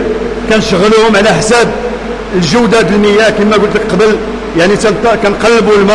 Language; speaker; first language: Arabic; native; Arabic